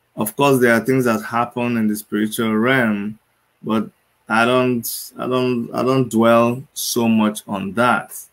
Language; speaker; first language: English; non-native, local second language; Igbo